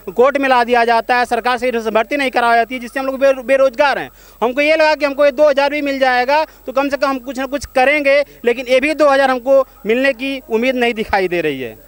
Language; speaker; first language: Hindi; native; Hindi